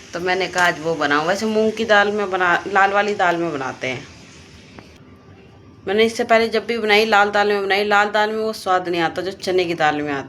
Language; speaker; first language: Hindi; native; Hindi